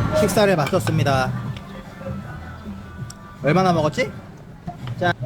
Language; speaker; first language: Korean; native; Korean